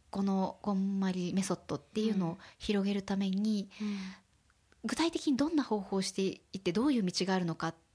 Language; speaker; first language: Japanese; native; Japanese